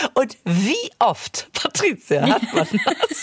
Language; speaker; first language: German; native; German